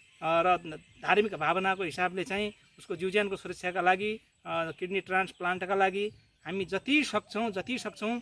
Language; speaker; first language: Nepali; native; Nepali